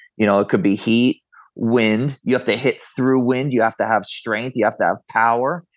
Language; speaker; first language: English; native; English